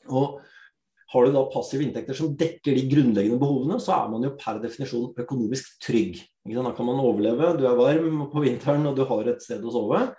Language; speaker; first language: Norwegian; early bilingual, other home language; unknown